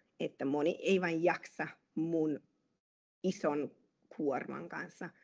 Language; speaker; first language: Finnish; non-native, fluent; Hungarian